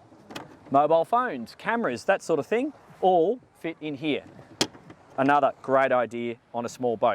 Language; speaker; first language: English; native; English